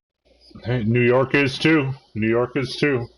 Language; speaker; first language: English; native; English